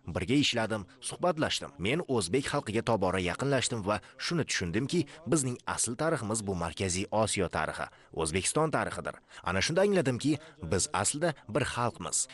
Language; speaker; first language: Uzbek; non-native, fluent; Urdu